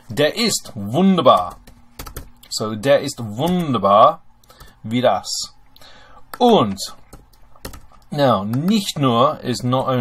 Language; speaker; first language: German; non-native, fluent; English